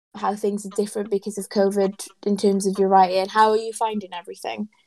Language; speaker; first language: English; native; English